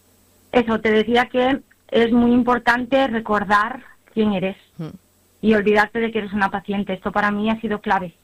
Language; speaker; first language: Spanish; native; Spanish